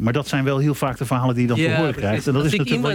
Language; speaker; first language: Dutch; native; Dutch